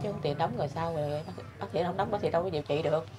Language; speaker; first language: Vietnamese; native; Vietnamese